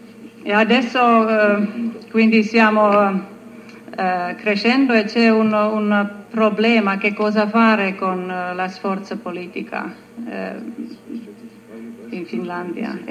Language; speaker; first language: Italian; non-native, learner; Finnish